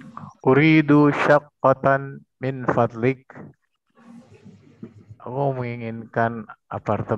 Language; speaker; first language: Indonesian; native; Indonesian